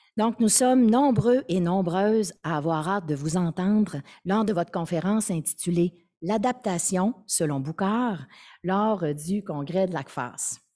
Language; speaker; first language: French; native; French